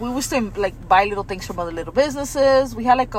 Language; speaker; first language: English; early bilingual, other home language; Spanish